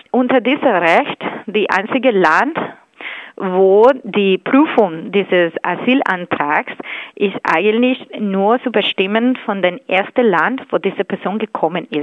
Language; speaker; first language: German; non-native, fluent; Spanish